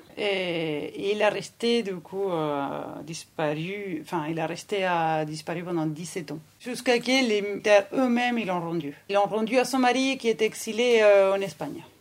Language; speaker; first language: French; non-native, fluent; Spanish